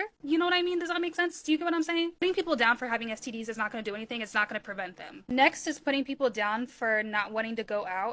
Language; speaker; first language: English; native; English